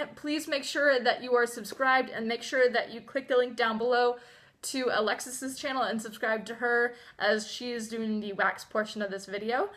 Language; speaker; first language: English; native; English